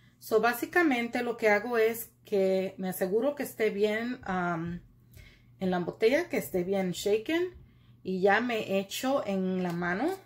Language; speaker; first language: Spanish; early bilingual, heritage; Spanish